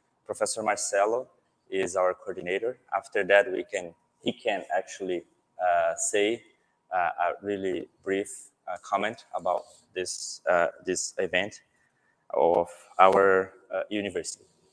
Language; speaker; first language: English; non-native, fluent; Portuguese